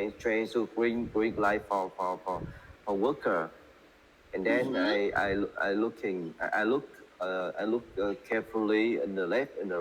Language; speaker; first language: English; non-native, learner; Vietnamese